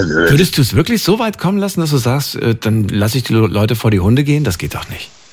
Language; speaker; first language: German; native; German